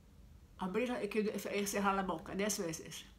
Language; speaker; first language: Spanish; non-native, learner; Italian